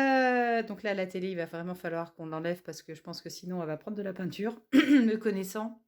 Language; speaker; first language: French; native; French